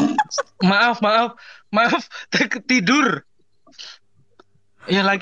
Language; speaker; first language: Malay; non-native, local second language; Javanese